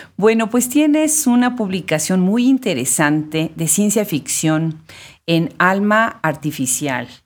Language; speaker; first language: Spanish; native; Spanish